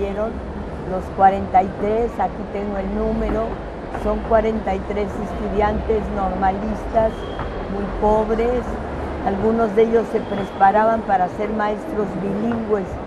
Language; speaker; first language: Spanish; early bilingual, other home language; French